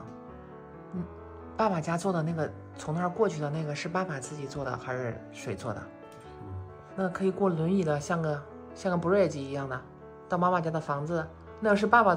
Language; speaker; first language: Chinese; native; Chinese